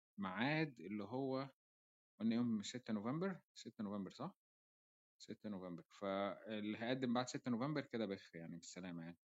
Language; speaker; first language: Arabic; native; Arabic